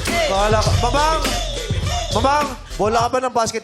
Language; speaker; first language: Filipino; native; Filipino